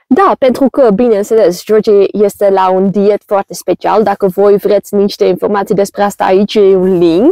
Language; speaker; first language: Romanian; non-native, learner; Dutch